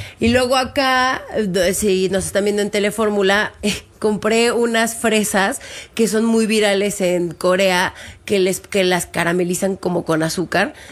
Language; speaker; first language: Spanish; native; Spanish